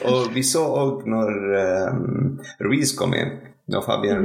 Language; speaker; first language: Norwegian; non-native, fluent; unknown